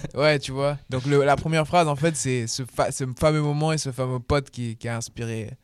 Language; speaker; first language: French; native; French